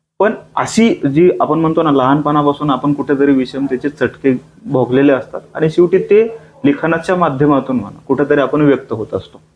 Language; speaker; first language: Marathi; native; Marathi